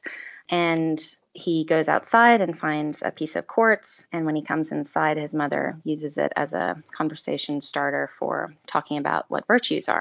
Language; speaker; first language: English; native; English